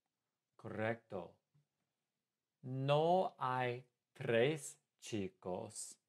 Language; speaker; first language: Spanish; non-native, fluent; English